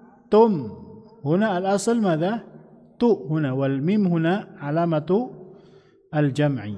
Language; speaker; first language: Arabic; non-native, fluent; Indonesian